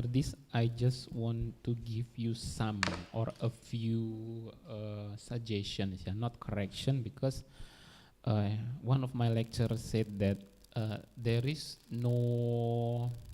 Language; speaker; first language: English; non-native, learner; Indonesian